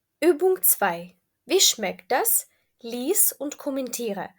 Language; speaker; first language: German; non-native, fluent; Ukrainian